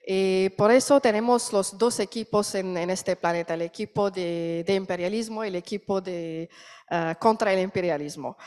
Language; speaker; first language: Spanish; non-native, learner; Arabic